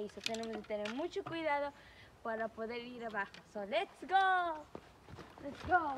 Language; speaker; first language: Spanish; early bilingual, heritage; Spanish